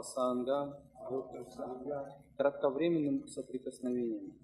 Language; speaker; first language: Russian; native; Russian